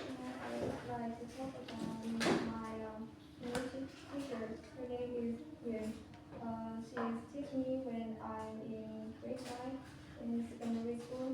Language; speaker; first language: English; non-native, learner; Vietnamese